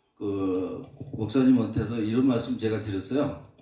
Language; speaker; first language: Korean; native; Korean